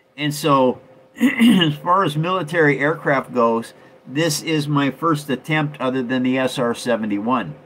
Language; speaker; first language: English; native; English